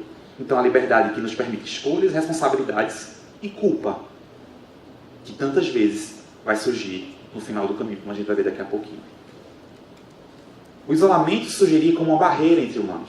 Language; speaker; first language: Portuguese; native; Portuguese